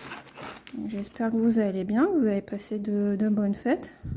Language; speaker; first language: French; native; French